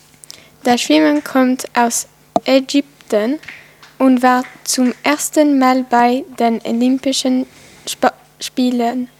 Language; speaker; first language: German; non-native, learner; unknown